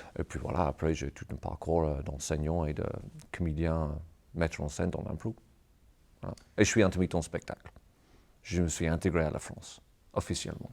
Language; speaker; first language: French; non-native, fluent; English